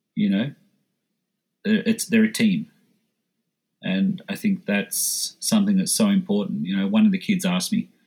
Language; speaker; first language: English; native; English